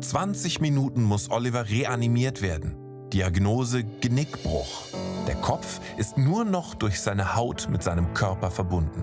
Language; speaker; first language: German; native; German